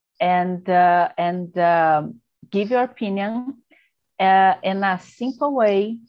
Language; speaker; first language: English; non-native, learner; Portuguese